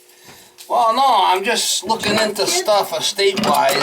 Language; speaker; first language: English; native; English